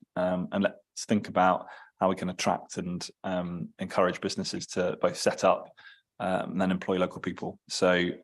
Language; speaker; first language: English; native; English